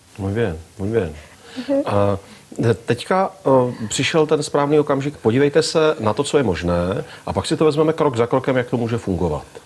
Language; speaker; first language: Czech; native; Czech